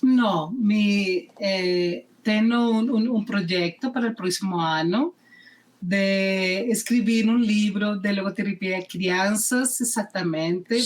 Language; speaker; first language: Portuguese; non-native, fluent; Spanish